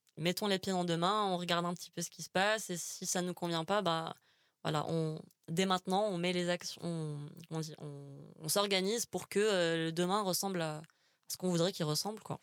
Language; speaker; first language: French; non-native, local second language; Arabic